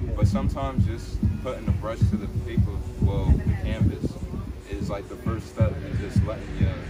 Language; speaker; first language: English; native; English